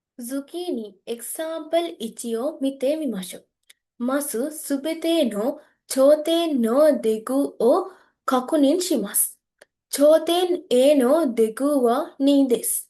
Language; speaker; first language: Japanese; non-native, learner; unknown